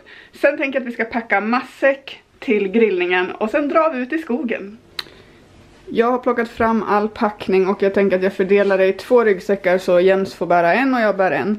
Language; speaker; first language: Swedish; native; Swedish